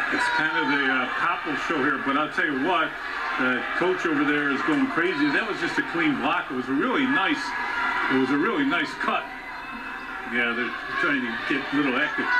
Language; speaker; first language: English; native; English